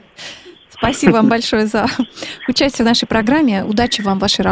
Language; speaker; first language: Russian; native; Russian